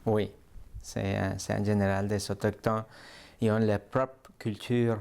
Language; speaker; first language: French; native; French